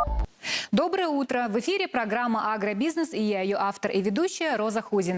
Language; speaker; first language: Russian; native; Russian